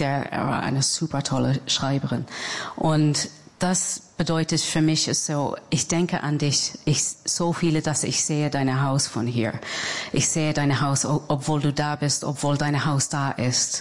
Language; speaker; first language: German; non-native, fluent; English